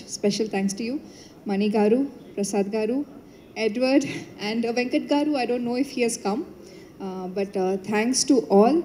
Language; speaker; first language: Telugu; non-native, learner; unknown